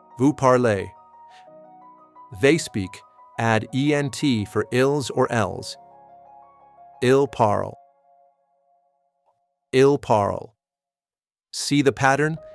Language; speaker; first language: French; non-native, fluent; English